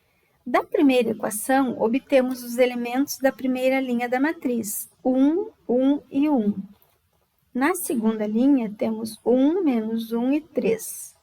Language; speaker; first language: Portuguese; native; Portuguese